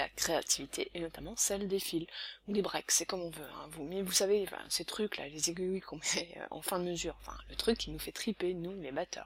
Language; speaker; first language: French; native; French